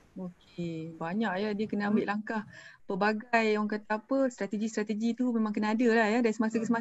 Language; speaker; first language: Malay; native; Malay